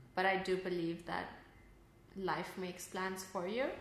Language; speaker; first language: English; early bilingual, other home language; Urdu